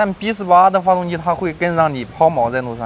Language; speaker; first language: Chinese; native; Chinese